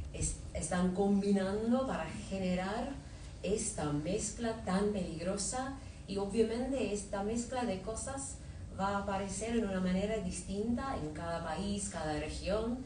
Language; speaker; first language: Spanish; non-native, fluent; English